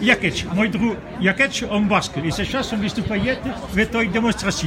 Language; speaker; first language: Russian; non-native, fluent; French